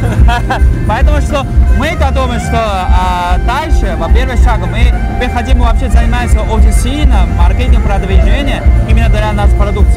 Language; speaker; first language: Russian; non-native, learner; Chinese